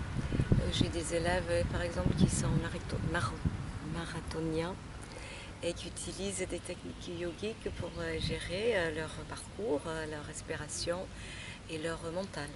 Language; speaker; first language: French; non-native, fluent; English